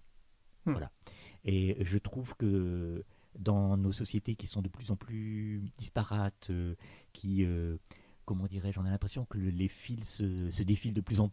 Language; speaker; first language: French; native; French